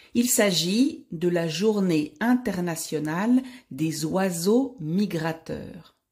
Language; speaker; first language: French; native; French